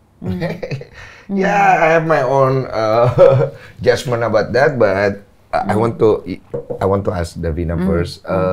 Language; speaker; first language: English; non-native, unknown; Indonesian